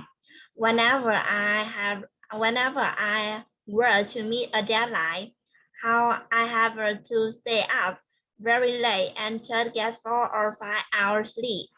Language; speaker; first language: English; non-native, learner; Vietnamese